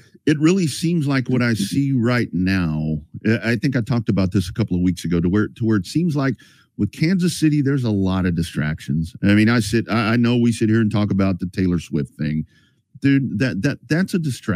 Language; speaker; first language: English; native; English